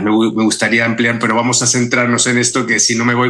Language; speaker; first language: Spanish; native; Spanish